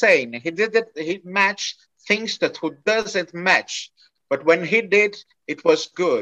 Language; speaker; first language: English; non-native, fluent; Portuguese